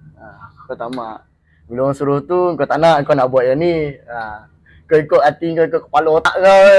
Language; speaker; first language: Malay; native; Malay